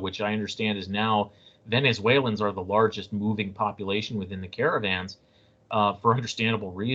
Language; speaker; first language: English; native; English